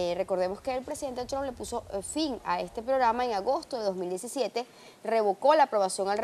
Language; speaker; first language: Spanish; native; Spanish